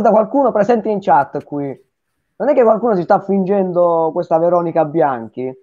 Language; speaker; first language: Italian; native; Italian